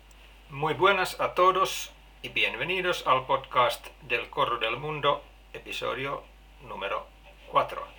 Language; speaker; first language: Spanish; non-native, fluent; Finnish